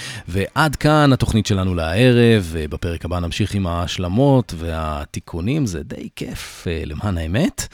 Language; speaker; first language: Hebrew; native; Hebrew